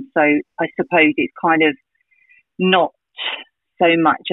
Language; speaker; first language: English; native; English